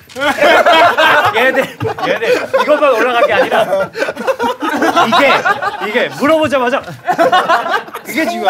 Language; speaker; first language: Korean; early bilingual, heritage; Korean